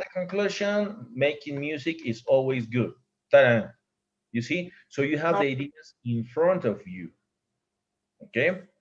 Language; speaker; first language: English; non-native, fluent; Spanish